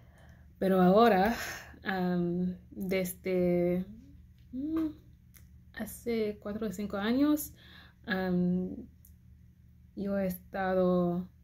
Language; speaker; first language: Spanish; non-native, learner; English